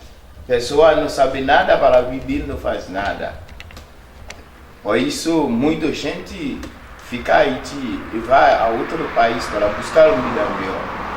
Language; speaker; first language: Portuguese; non-native, learner; Haitian Creole